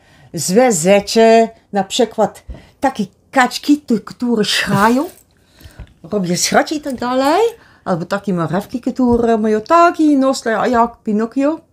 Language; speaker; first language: Polish; non-native, learner; Dutch